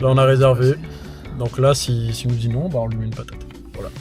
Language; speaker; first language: French; native; French